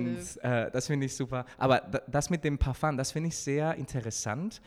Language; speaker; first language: German; non-native, fluent; Spanish